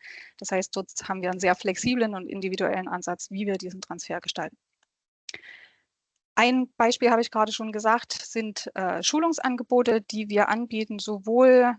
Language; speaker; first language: German; native; German